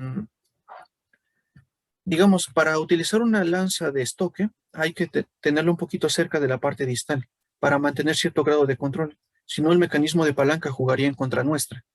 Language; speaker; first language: Spanish; native; Spanish